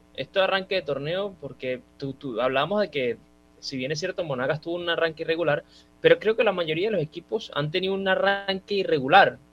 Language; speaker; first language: Spanish; native; Spanish